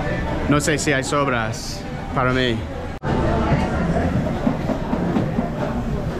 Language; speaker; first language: Spanish; non-native, fluent; English